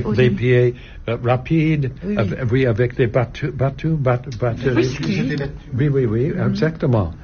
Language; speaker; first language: French; non-native, learner; English